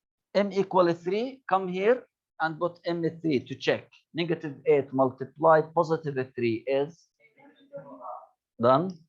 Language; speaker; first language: English; non-native, local second language; Arabic